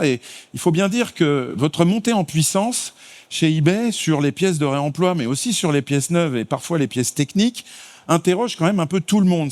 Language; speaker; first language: French; native; French